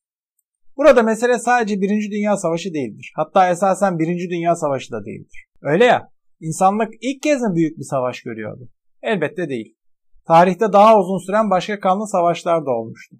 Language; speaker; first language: Turkish; native; Turkish